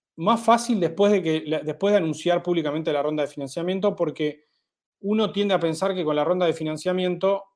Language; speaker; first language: Spanish; native; Spanish